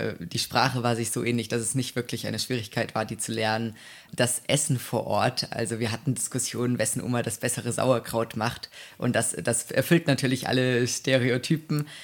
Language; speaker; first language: German; native; German